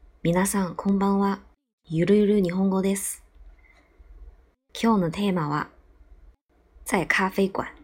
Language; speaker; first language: Japanese; non-native, fluent; Chinese